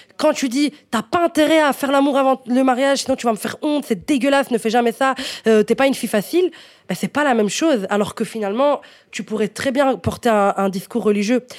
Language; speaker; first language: French; non-native, fluent; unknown